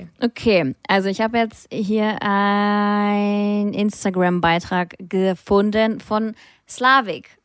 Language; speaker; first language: German; early bilingual, other home language; Russian